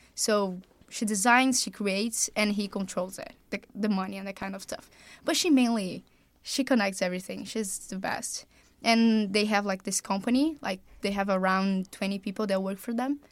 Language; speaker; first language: English; non-native, fluent; Portuguese